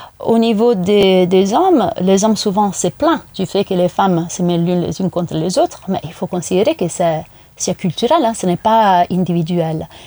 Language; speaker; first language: French; non-native, fluent; Italian